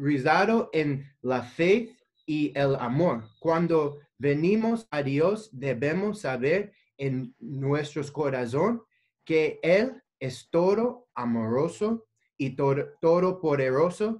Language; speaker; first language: Spanish; non-native, learner; English